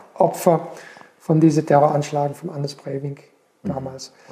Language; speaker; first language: German; non-native, fluent; Dutch